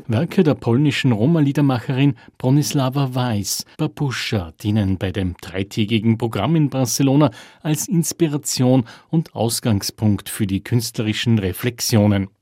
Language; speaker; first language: German; native; German